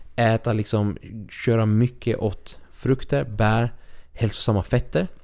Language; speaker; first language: Swedish; early bilingual, other home language; Spanish